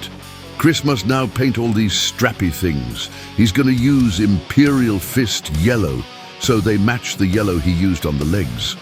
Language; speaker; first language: English; native; English